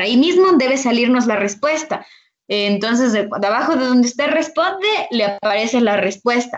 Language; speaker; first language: Spanish; native; Spanish